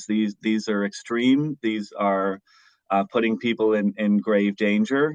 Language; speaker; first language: English; native; English